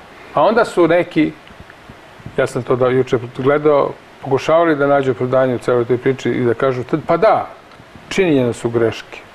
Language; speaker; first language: Croatian; native; Croatian